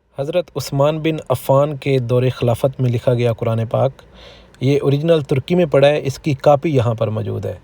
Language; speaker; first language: Urdu; non-native, local second language; Punjabi